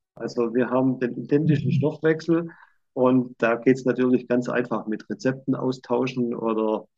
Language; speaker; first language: German; native; German